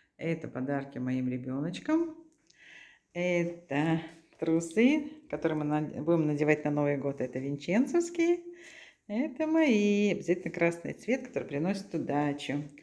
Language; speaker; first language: Russian; native; Russian